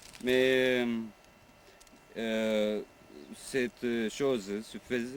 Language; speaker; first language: French; non-native, learner; Romanian